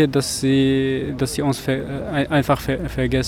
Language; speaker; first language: German; non-native, learner; Persian